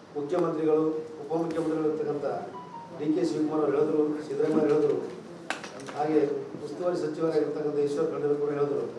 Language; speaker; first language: Kannada; native; Kannada